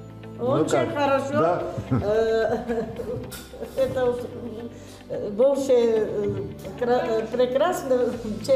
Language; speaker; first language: Russian; non-native, learner; Georgian